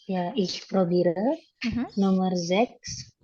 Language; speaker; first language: German; non-native, learner; Indonesian